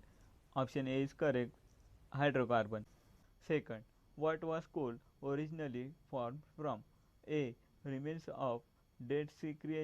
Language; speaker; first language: English; non-native, local second language; Marathi